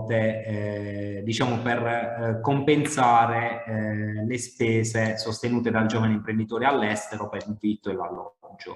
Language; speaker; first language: Italian; native; Italian